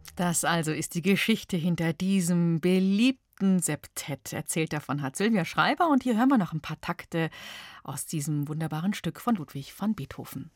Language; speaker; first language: German; native; German